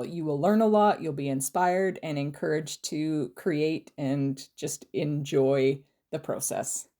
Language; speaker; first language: English; native; English